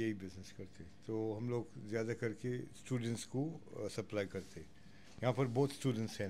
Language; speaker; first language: Hindi; non-native, local second language; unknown